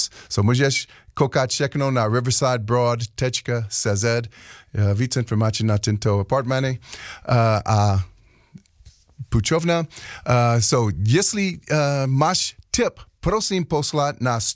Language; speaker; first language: Czech; non-native, learner; English